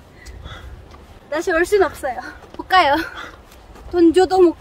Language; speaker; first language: Korean; non-native, fluent; Indonesian